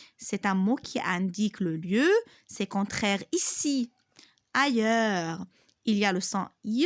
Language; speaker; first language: French; non-native, local second language; Arabic